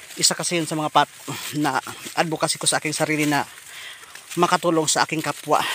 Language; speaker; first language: Filipino; non-native, local second language; Iloko